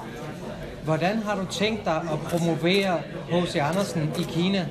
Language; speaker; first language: Danish; native; Danish